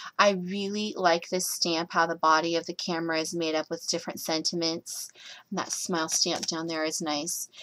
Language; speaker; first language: English; native; English